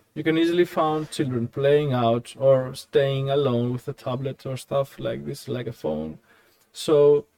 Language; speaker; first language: English; non-native, fluent; Greek